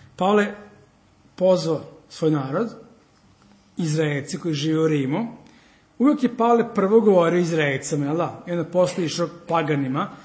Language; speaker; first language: Serbian; early bilingual, heritage; Serbian